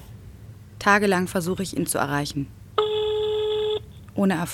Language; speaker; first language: German; native; German